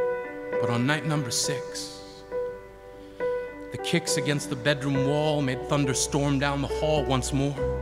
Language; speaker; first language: English; native; English